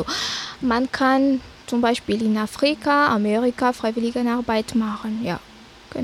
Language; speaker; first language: German; non-native, fluent; Malagasy